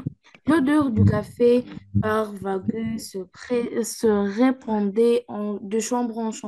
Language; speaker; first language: French; non-native, learner; Arabic